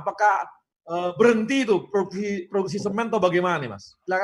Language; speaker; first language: Indonesian; native; Indonesian